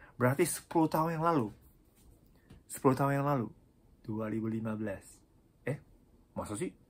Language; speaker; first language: Indonesian; non-native, fluent; Japanese